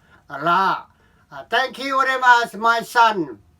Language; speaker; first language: English; non-native, learner; Lao